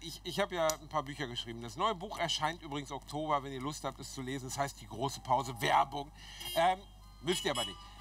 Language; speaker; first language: German; native; German